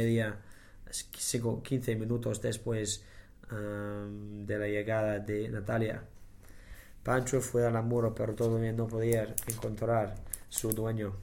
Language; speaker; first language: Spanish; non-native, learner; English